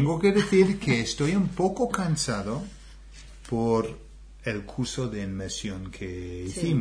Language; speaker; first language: Spanish; non-native, fluent; English